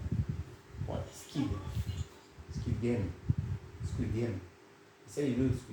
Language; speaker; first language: French; native; French